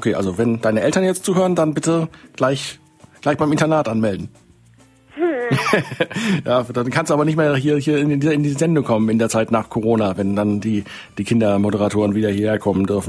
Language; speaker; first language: German; native; German